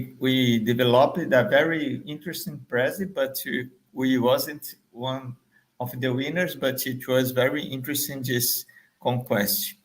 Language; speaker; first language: English; non-native, fluent; Portuguese